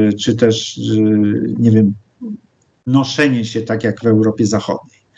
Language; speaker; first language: Polish; native; Polish